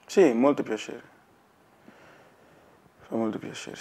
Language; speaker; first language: Italian; non-native, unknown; Wolof